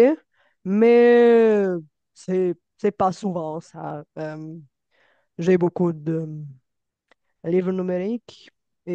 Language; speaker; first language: French; non-native, fluent; Bulgarian